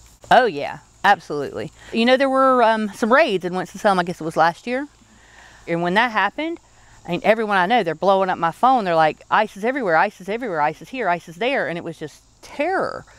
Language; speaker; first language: English; native; English